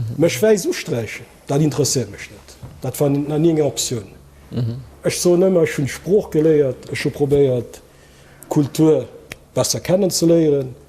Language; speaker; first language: Luxembourgish; early bilingual, other home language; Kabuverdianu